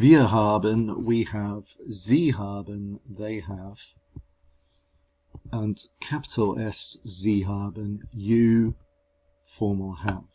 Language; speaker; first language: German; non-native, fluent; English